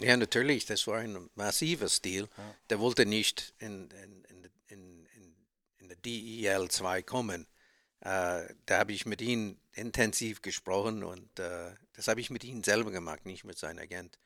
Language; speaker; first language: German; non-native, learner; English